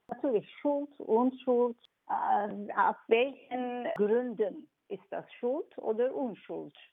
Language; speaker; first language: German; non-native, fluent; Turkish